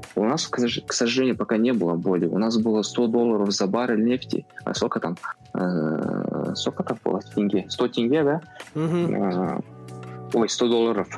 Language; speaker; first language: Russian; non-native, local second language; Kazakh